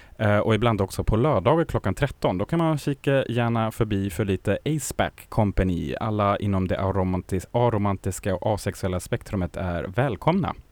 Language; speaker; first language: Swedish; non-native, fluent; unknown